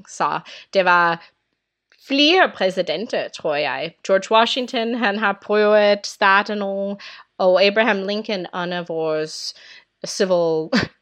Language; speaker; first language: Danish; non-native, fluent; English